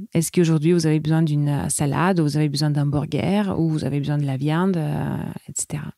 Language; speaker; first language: French; non-native, fluent; Russian